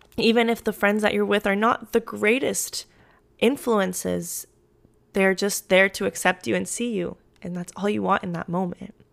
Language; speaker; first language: English; early bilingual, other home language; Spanish